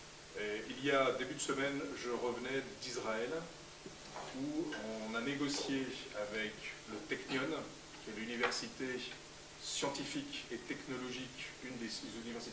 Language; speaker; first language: French; native; French